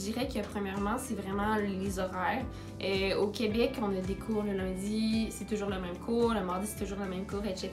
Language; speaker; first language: French; native; French